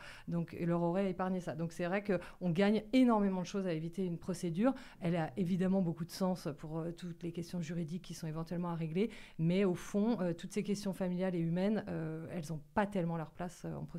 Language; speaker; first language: French; native; French